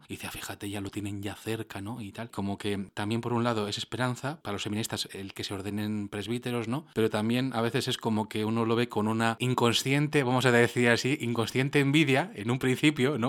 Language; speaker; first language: Spanish; native; Spanish